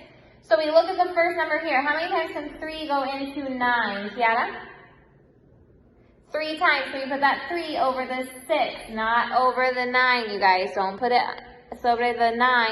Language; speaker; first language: English; native; English